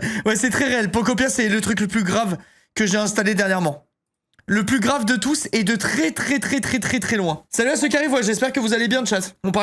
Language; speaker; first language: French; native; French